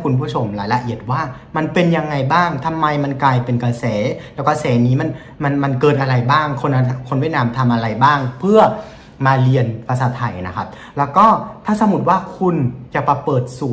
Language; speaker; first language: Thai; non-native, fluent; Vietnamese